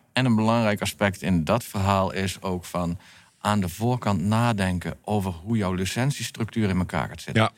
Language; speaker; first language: Dutch; native; Dutch